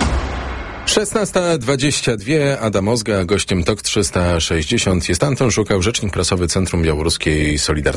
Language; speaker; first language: Polish; native; Polish